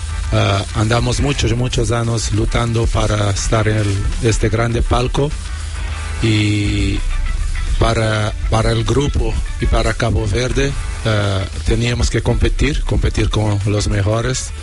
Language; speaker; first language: Spanish; non-native, learner; Kabuverdianu